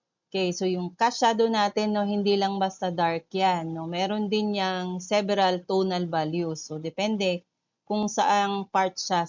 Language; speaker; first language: Filipino; native; Filipino